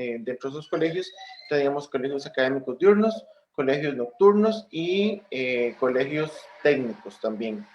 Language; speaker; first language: Spanish; native; Spanish